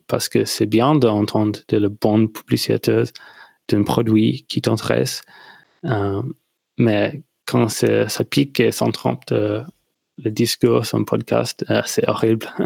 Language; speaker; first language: French; non-native, learner; English